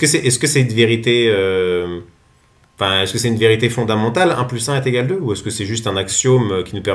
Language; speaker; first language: French; native; French